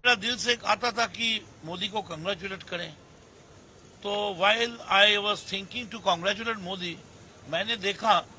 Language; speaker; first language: Hindi; non-native, local second language; Bangla